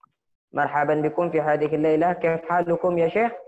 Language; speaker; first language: Arabic; non-native, fluent; Indonesian